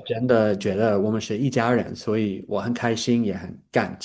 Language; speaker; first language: Chinese; non-native, learner; English